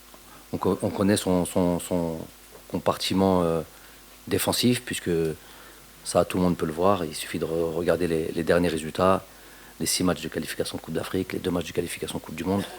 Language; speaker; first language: French; native; French